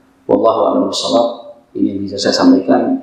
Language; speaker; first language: Indonesian; native; Indonesian